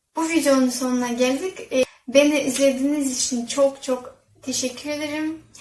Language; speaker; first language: Turkish; non-native, fluent; Kazakh